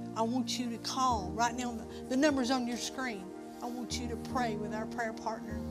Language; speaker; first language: English; native; English